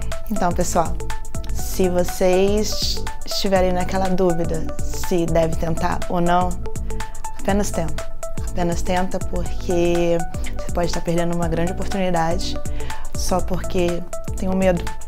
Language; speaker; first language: Portuguese; native; Portuguese